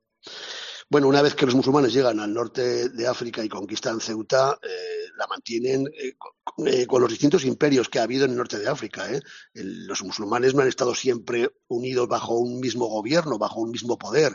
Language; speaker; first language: Spanish; native; Spanish